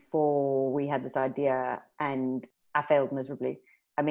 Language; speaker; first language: English; native; English